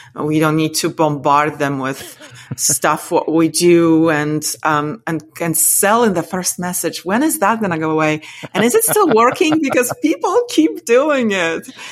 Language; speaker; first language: English; non-native, fluent; Polish